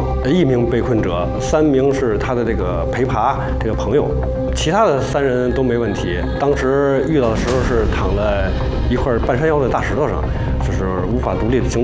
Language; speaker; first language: Chinese; native; Chinese